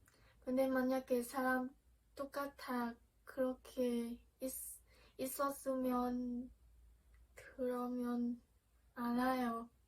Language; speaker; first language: Korean; non-native, learner; Vietnamese